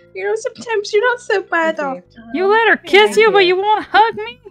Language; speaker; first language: English; native; English